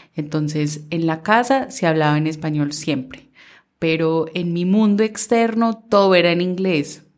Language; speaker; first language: Spanish; early bilingual, heritage; Spanish